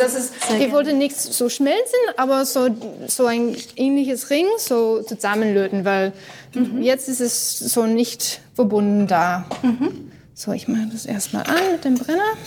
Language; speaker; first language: German; non-native, learner; English